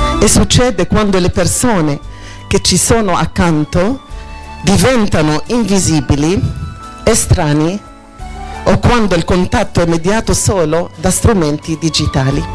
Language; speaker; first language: Italian; non-native, fluent; Arabic